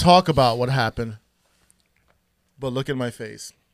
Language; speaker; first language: English; early bilingual, other home language; Spanish